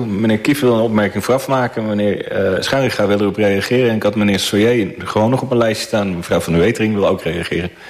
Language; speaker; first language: Dutch; native; Dutch